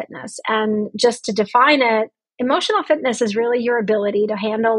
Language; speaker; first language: English; non-native, fluent; Russian